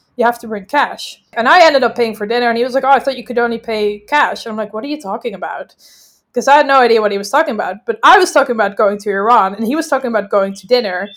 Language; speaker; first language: English; non-native, fluent; Dutch